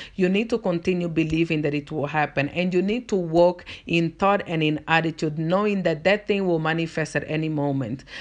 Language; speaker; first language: English; non-native, fluent; Portuguese